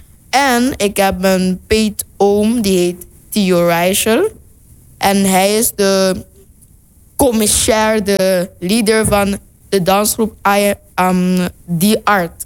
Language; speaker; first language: Dutch; non-native, local second language; Papiamento